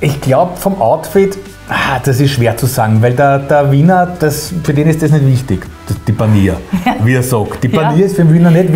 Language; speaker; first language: German; native; German